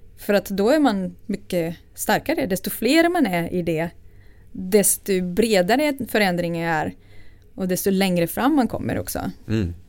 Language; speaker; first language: Swedish; non-native, fluent; Portuguese